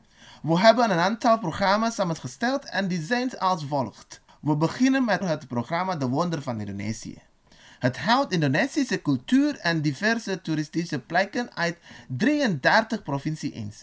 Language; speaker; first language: Dutch; non-native, learner; Indonesian